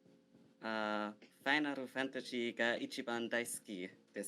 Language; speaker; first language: Japanese; non-native, learner; German